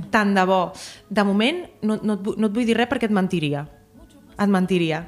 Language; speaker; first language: Catalan; native; Catalan